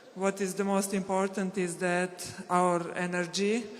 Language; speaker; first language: English; non-native, fluent; Serbian